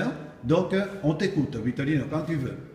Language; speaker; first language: French; non-native, fluent; Spanish